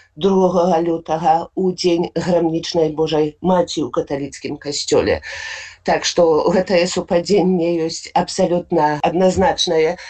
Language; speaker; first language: Belarusian; native; Belarusian